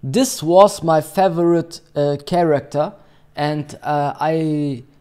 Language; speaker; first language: English; non-native, learner; German